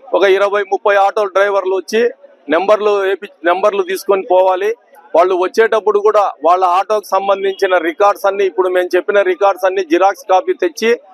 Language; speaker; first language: Telugu; native; Telugu